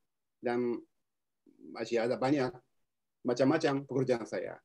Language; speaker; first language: Indonesian; non-native, fluent; Japanese